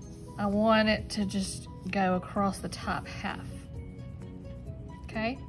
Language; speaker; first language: English; native; English